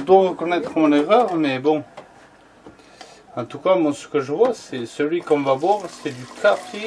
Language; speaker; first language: French; native; French